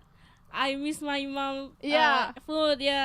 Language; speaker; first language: English; non-native, learner; Indonesian